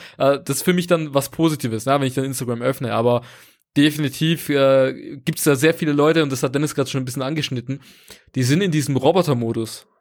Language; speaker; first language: German; native; German